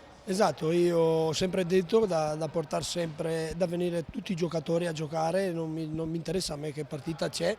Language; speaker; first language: Italian; non-native, fluent; Romanian